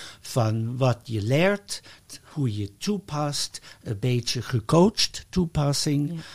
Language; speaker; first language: Dutch; non-native, fluent; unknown